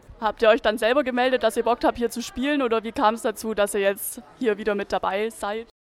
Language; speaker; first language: German; native; German